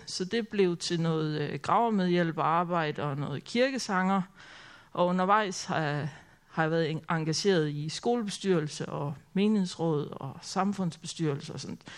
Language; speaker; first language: Danish; native; Danish